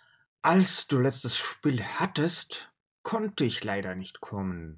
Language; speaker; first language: German; non-native, fluent; Russian